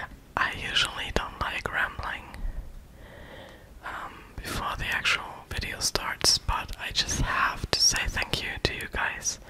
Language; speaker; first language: English; non-native, fluent; German